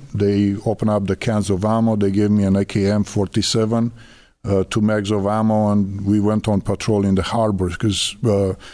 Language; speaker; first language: English; non-native, fluent; Romanian